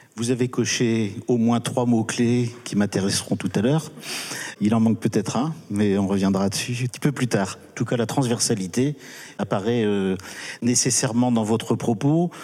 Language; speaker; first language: French; native; French